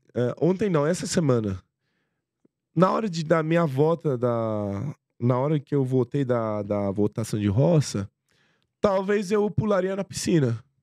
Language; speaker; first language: Portuguese; non-native, fluent; Persian